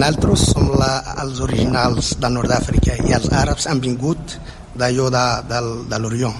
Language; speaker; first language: Catalan; non-native, fluent; Berber languages